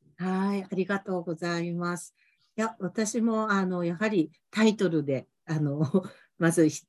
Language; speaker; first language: Japanese; native; Japanese